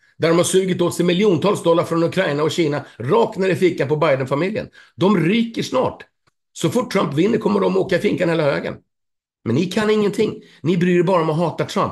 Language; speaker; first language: Swedish; native; Swedish